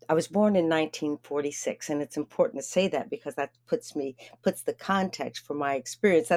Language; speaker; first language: English; native; English